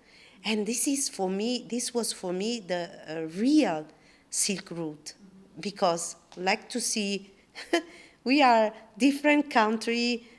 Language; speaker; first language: English; non-native, learner; Italian